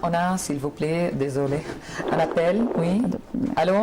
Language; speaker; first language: French; non-native, fluent; Arabic